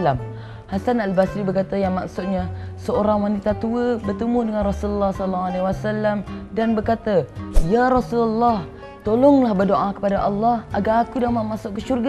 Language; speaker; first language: Malay; native; Malay